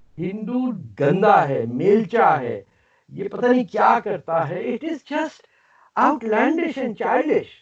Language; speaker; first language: Urdu; native; Urdu